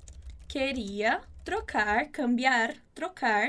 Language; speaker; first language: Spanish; non-native, fluent; Portuguese